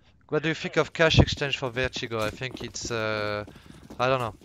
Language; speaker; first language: English; non-native, fluent; French